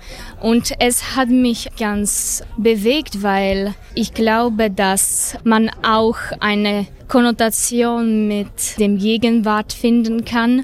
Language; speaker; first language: German; non-native, fluent; Slovak